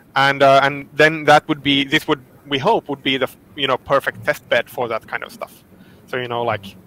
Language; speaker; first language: English; non-native, fluent; Finnish